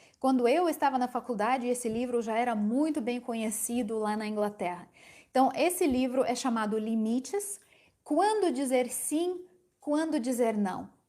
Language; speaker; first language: Portuguese; non-native, fluent; Ukrainian